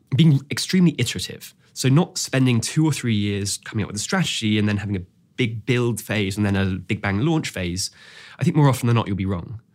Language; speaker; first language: English; native; English